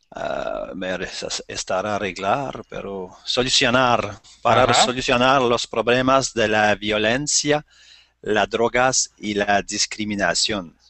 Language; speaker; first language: Spanish; non-native, learner; French